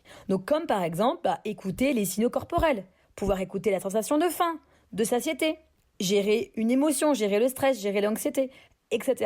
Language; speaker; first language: French; native; French